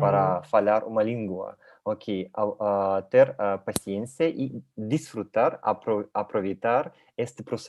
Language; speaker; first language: Portuguese; non-native, learner; Russian